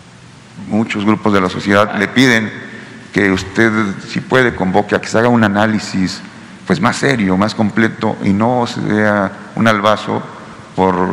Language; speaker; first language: Spanish; native; Spanish